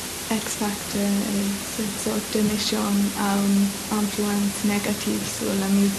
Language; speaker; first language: French; non-native, learner; English